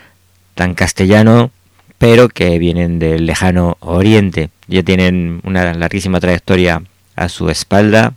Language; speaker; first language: Spanish; native; Spanish